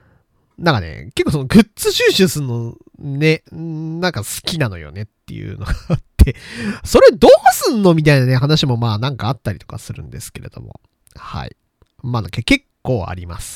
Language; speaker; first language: Japanese; native; Japanese